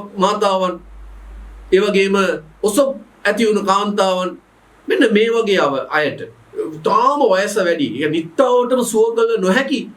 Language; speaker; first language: Sinhala; non-native, local second language; Tamil